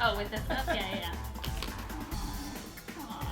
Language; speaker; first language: English; native; English